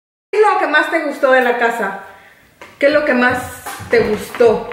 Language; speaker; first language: Spanish; early bilingual, heritage; Spanish